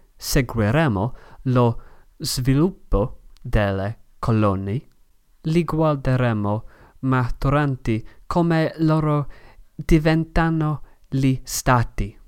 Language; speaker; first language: Italian; non-native, learner; English